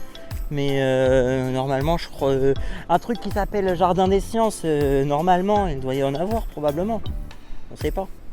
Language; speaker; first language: French; native; French